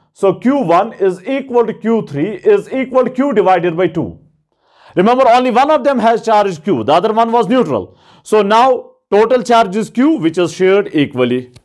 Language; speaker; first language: English; non-native, local second language; Kashmiri